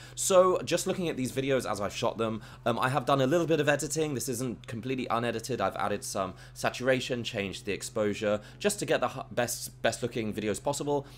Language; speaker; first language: English; native; English